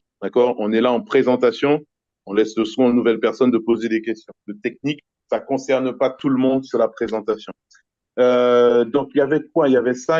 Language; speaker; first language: French; native; French